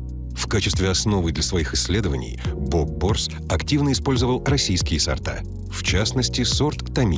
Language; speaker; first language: Russian; native; Russian